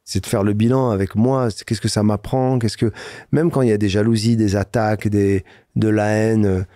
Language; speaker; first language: French; native; French